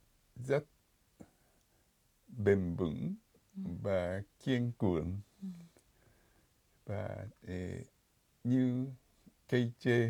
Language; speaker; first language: Vietnamese; non-native, fluent; Japanese